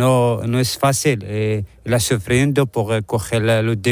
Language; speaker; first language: Spanish; non-native, learner; Arabic